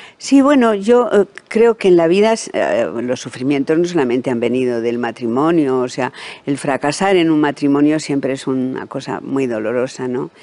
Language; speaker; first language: Spanish; native; Spanish